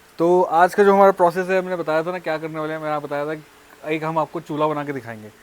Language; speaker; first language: Hindi; native; Hindi